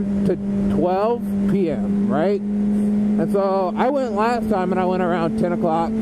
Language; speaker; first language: English; native; English